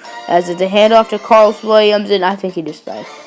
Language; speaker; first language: English; native; English